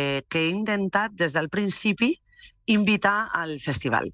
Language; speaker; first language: Catalan; non-native, local second language; Spanish